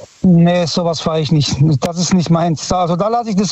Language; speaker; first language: German; early bilingual, other home language; Italian